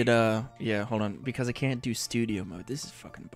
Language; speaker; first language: English; native; English